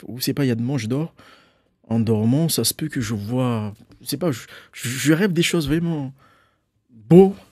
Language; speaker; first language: French; non-native, local second language; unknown